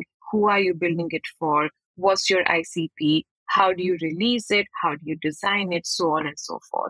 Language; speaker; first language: English; non-native, local second language; Hindi